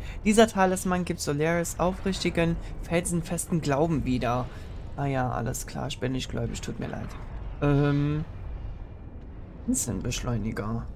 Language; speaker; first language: German; native; German